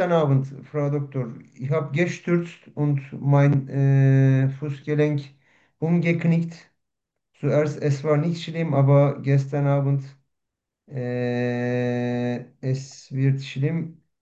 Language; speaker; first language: German; non-native, learner; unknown